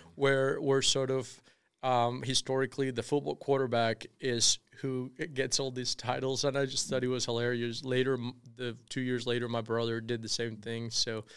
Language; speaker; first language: English; non-native, fluent; Spanish